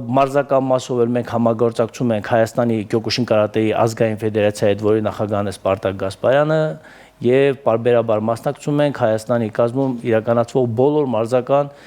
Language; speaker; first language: Armenian; native; Armenian